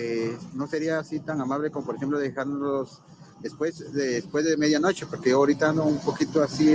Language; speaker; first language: Spanish; native; Spanish